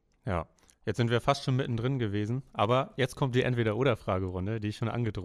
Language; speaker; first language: German; native; German